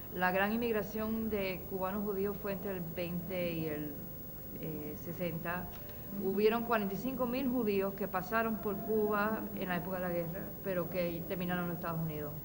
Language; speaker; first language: Spanish; non-native, local second language; Yiddish